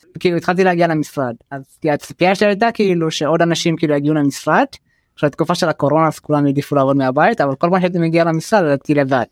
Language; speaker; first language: Hebrew; early bilingual, other home language; Amharic